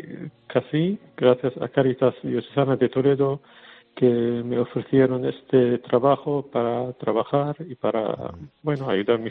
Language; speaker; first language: Spanish; non-native, learner; Arabic